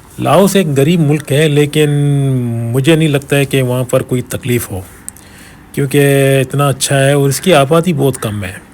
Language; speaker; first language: Urdu; non-native, local second language; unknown